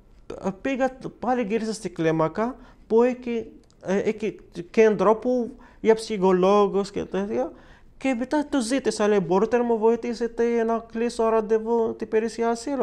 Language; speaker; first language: Greek; non-native, learner; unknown